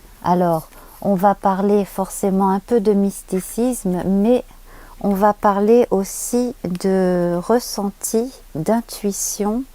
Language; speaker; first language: French; native; French